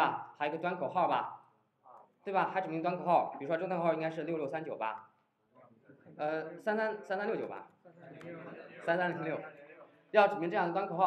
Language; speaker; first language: Chinese; native; Chinese